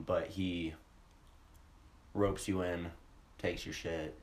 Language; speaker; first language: English; native; English